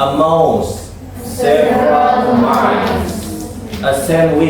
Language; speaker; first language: English; non-native, fluent; Indonesian